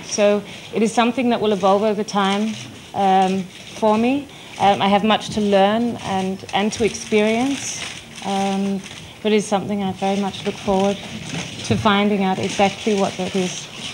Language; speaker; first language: English; native; English